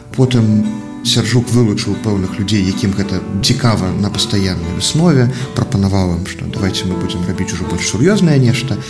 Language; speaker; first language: Belarusian; native; Belarusian